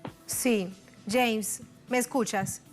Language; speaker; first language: Spanish; native; Spanish